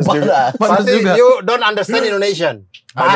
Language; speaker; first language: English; non-native, learner; Indonesian